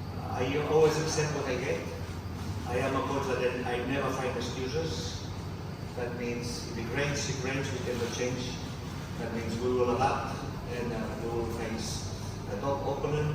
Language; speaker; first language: English; non-native, fluent; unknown